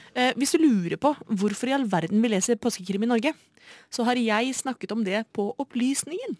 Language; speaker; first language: Norwegian; native; Norwegian